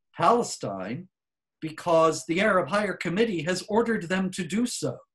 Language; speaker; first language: English; native; English